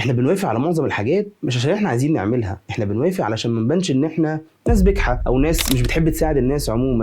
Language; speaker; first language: Arabic; native; Arabic